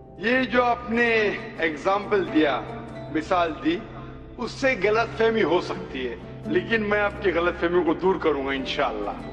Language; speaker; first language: Urdu; non-native, local second language; Konkani